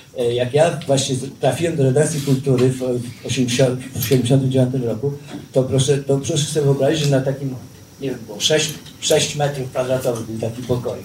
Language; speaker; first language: Polish; native; Polish